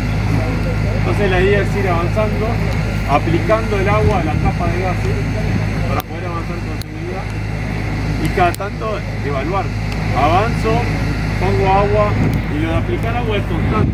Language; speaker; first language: Spanish; native; Spanish